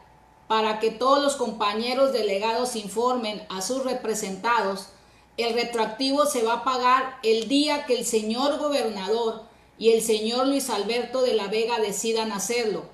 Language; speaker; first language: Spanish; native; Spanish